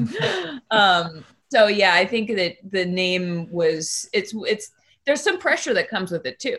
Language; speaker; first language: English; native; English